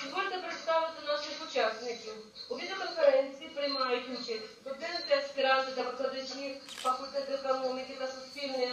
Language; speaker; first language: Ukrainian; native; Ukrainian